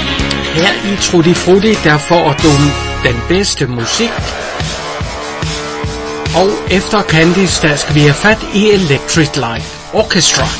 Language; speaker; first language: Danish; native; Danish